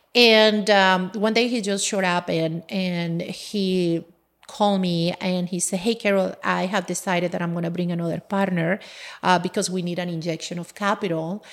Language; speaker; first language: English; non-native, fluent; Spanish